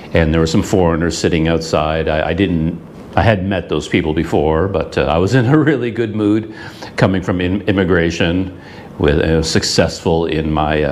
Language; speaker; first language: English; native; English